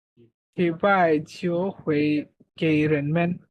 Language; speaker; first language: Chinese; non-native, learner; Bangla